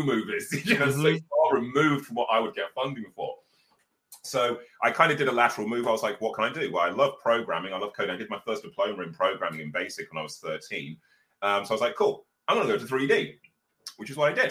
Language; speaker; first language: English; native; English